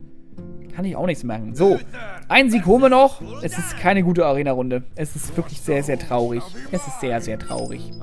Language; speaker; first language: German; native; German